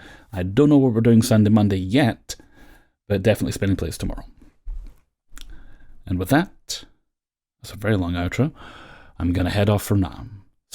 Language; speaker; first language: English; native; English